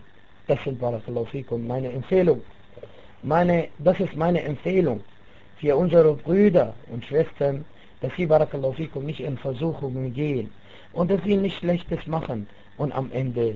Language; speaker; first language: German; non-native, fluent; Arabic